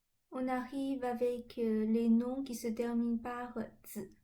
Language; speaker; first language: French; non-native, fluent; Chinese